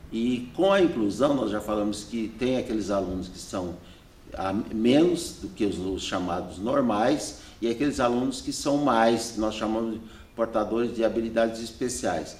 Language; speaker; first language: Portuguese; native; Portuguese